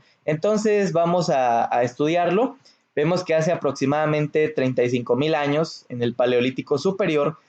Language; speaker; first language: Spanish; native; Spanish